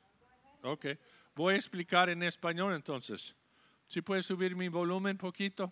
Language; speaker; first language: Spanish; non-native, learner; English